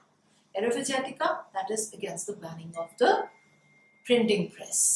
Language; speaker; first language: English; non-native, local second language; Hindi